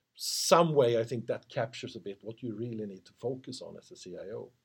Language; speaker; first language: English; non-native, fluent; Swedish